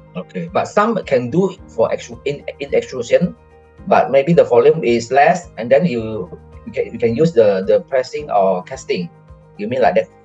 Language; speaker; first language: English; non-native, fluent; Indonesian